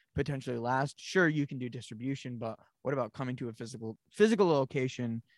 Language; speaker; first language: English; native; English